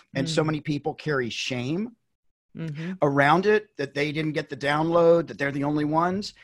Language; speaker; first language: English; native; English